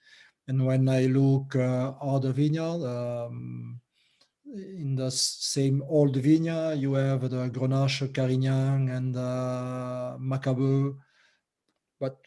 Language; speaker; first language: English; non-native, learner; French